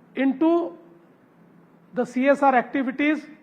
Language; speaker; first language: English; non-native, local second language; Marathi